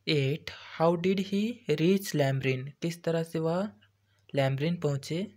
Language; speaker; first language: Hindi; native; Hindi